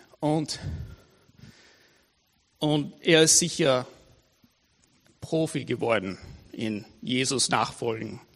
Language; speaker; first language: German; non-native, fluent; English